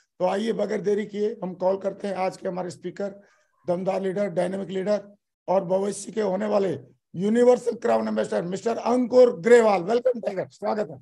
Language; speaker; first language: Hindi; native; Hindi